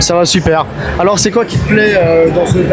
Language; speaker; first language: French; native; French